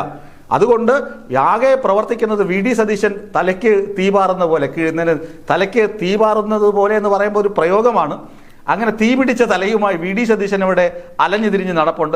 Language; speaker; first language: Malayalam; native; Malayalam